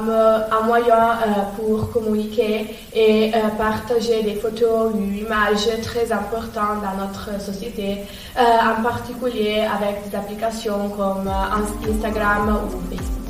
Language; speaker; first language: French; non-native, learner; Italian